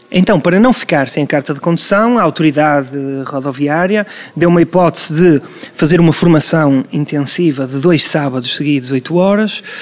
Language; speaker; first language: Portuguese; native; Portuguese